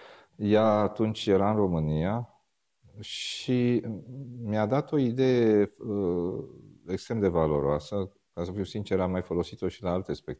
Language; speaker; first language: Romanian; native; Romanian